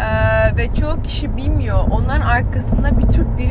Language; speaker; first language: Turkish; early bilingual, heritage; Turkish